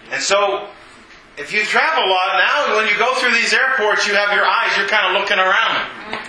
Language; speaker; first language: English; native; English